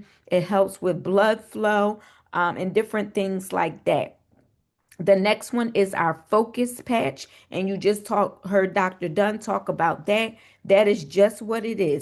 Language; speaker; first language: English; native; English